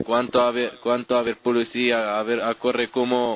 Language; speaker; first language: Spanish; non-native, learner; Arabic